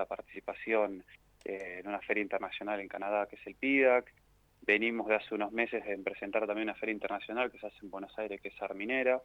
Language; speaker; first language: Spanish; native; Spanish